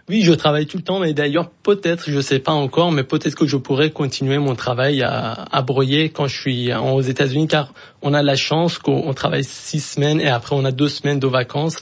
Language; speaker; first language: French; non-native, fluent; Persian